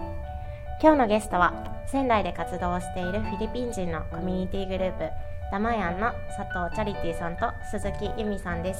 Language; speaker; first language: Japanese; native; Japanese